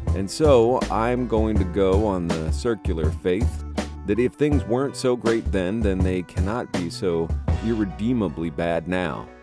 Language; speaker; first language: English; native; English